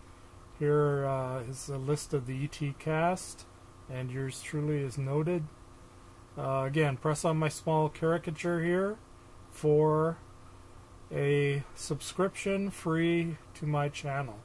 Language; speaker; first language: English; native; English